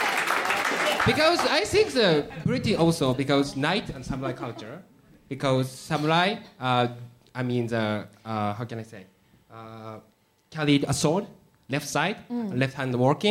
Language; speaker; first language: English; non-native, learner; Japanese